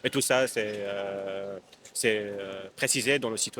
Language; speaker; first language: French; non-native, fluent; Arabic